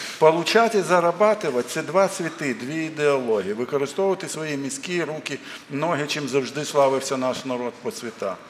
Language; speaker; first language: Ukrainian; non-native, local second language; Russian